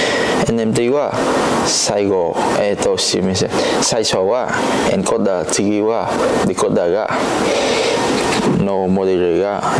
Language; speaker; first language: Japanese; non-native, learner; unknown